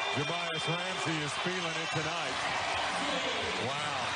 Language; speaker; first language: English; native; English